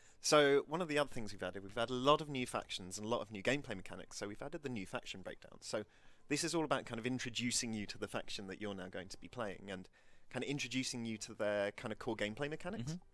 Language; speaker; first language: English; native; English